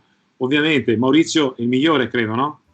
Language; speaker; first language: Italian; native; Italian